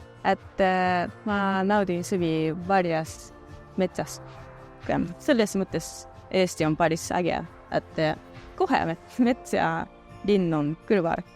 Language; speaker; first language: Estonian; non-native, learner; Japanese